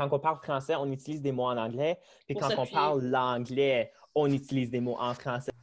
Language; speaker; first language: French; non-native, local second language; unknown